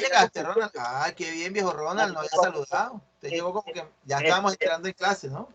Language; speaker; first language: Spanish; native; Spanish